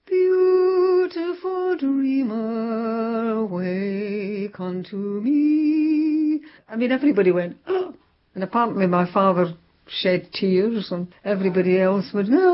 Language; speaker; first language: English; non-native, local second language; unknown